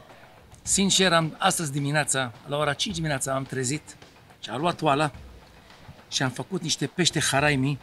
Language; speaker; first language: Romanian; non-native, learner; Arabic